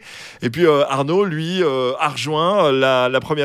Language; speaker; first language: French; native; French